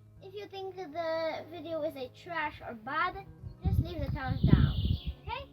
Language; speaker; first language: English; non-native, learner; Polish